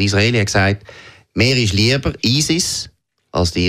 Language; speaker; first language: German; native; German